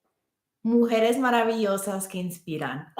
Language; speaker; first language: Spanish; early bilingual, heritage; Spanish